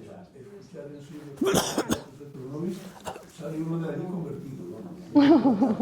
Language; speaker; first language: Spanish; native; Spanish